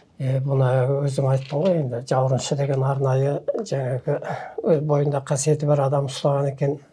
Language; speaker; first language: Kazakh; early bilingual, heritage; Kazakh